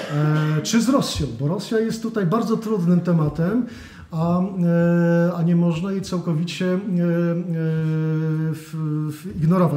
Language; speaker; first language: Polish; native; Polish